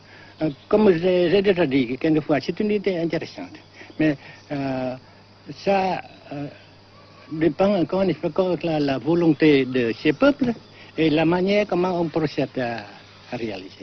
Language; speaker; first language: French; non-native, local second language; Vietnamese